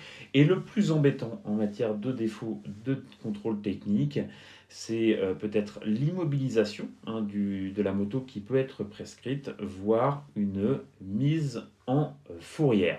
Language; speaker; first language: French; native; French